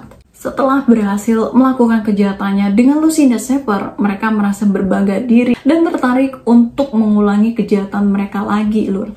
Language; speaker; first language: Indonesian; native; Indonesian